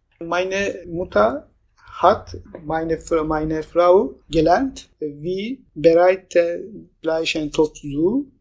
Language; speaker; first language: German; non-native, learner; Turkish